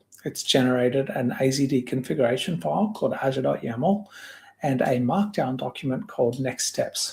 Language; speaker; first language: English; native; English